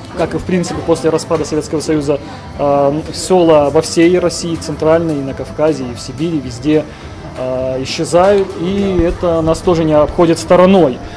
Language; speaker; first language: Russian; native; Russian